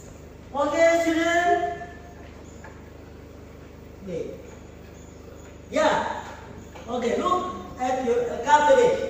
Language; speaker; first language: English; non-native, fluent; Indonesian